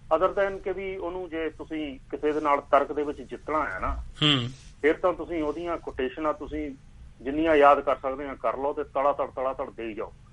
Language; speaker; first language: Punjabi; non-native, local second language; Hindi